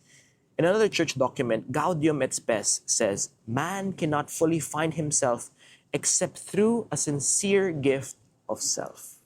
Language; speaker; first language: English; non-native, local second language; Filipino